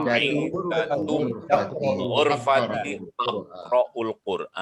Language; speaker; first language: Arabic; non-native, learner; Indonesian